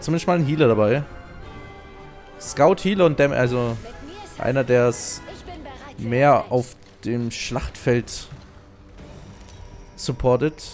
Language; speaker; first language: German; native; German